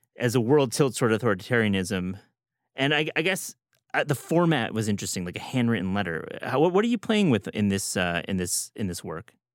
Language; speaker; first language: English; native; English